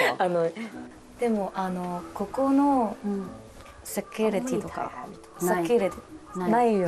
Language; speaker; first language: Japanese; non-native, learner; Cantonese